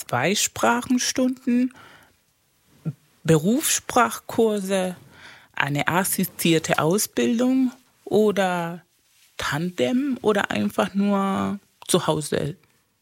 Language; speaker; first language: German; non-native, fluent; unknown